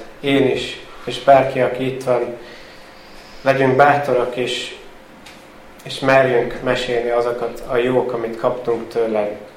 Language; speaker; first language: Hungarian; early bilingual, heritage; Hungarian